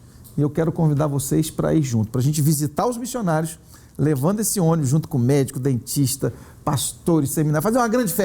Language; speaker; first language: Portuguese; native; Portuguese